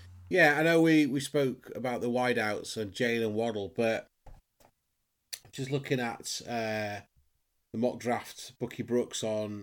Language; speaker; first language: English; native; English